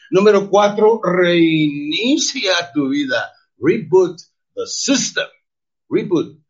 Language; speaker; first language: Spanish; native; Spanish